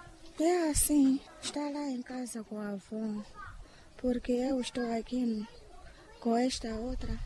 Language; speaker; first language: Portuguese; non-native, local second language; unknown